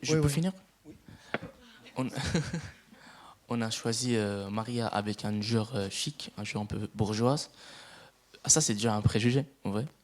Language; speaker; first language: French; non-native, fluent; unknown